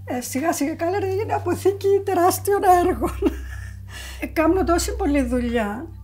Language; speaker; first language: Greek; native; Greek